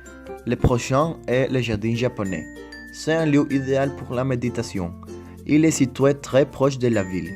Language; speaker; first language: French; non-native, learner; Spanish